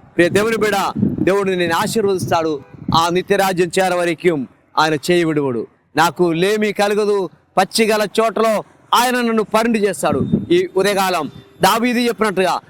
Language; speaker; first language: Telugu; non-native, fluent; Malayalam